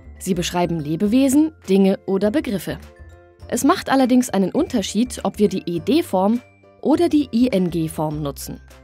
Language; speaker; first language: German; native; German